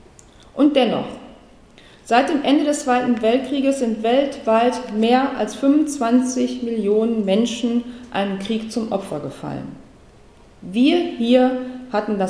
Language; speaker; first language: German; native; German